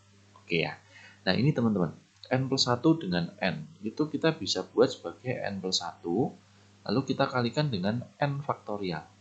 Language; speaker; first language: Indonesian; native; Indonesian